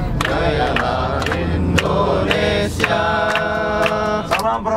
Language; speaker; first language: Indonesian; native; Indonesian